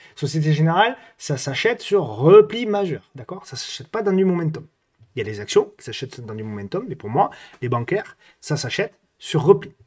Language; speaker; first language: French; native; French